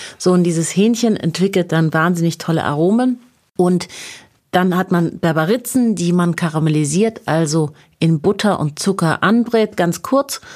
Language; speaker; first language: German; native; German